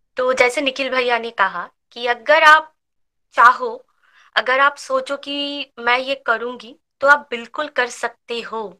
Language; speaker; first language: Hindi; non-native, local second language; Bangla